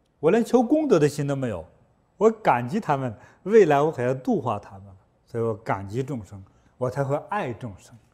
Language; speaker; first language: Chinese; native; Chinese